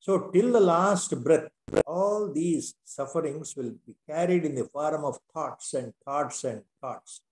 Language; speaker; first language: English; non-native, local second language; Kannada